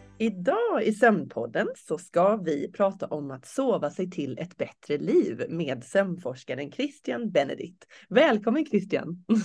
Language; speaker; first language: Swedish; native; Swedish